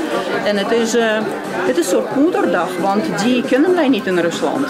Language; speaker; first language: Dutch; non-native, fluent; Russian